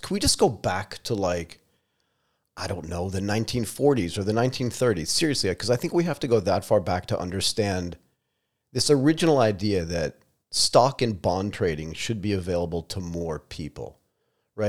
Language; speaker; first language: English; native; English